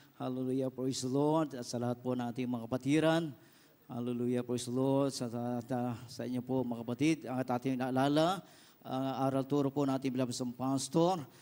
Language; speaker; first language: Filipino; non-native, local second language; Iloko